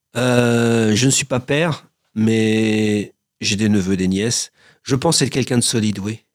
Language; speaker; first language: French; native; French